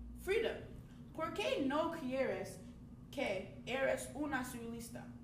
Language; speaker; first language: Spanish; non-native, learner; English